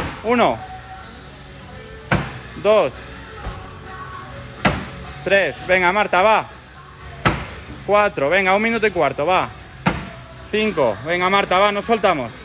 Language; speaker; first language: Spanish; non-native, local second language; Catalan